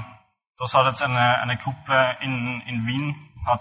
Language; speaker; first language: German; native; German